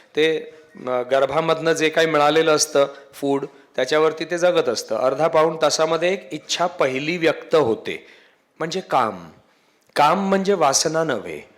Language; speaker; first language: Marathi; native; Marathi